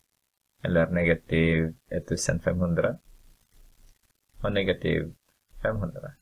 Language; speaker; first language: Swedish; non-native, fluent; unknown